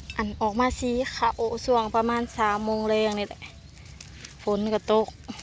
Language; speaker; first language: Lao; native; Lao